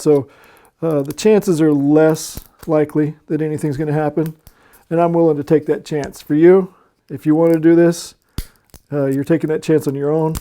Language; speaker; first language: English; native; English